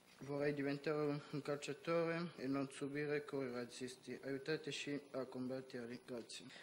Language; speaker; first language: Italian; non-native, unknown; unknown